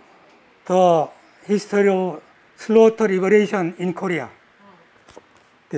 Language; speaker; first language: English; non-native, learner; Korean